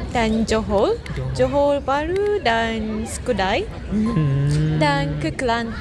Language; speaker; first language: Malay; non-native, fluent; Japanese